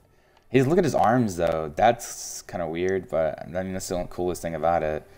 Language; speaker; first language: English; native; English